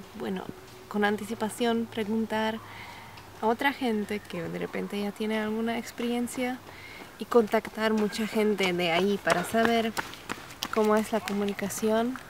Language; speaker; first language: Spanish; non-native, fluent; Czech